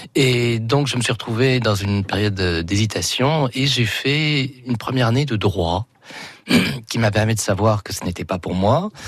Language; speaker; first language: French; native; French